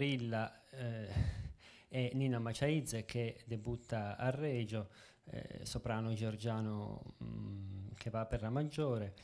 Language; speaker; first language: Italian; native; Italian